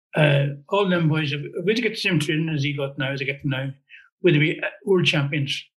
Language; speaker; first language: English; native; English